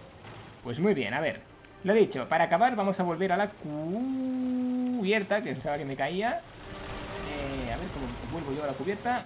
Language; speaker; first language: Spanish; native; Spanish